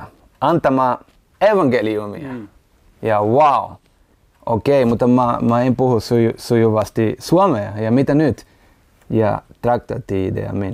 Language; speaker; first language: Finnish; non-native, learner; Portuguese